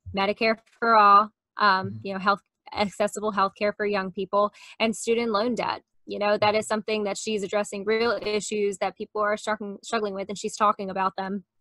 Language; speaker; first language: English; native; English